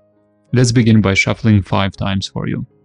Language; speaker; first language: English; non-native, fluent; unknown